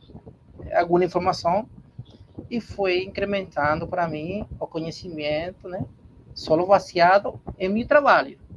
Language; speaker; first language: Portuguese; non-native, learner; Spanish